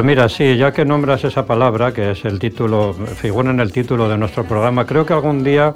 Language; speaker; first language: Spanish; native; Spanish